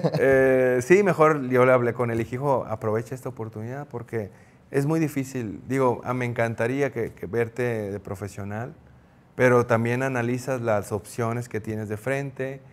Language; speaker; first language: Spanish; native; Spanish